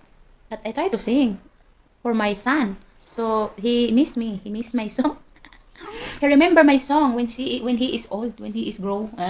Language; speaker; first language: English; non-native, learner; Filipino